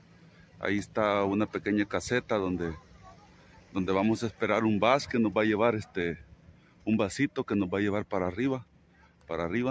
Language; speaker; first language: Spanish; native; Spanish